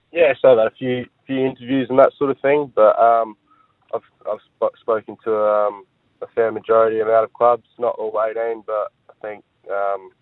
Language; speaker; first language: English; native; English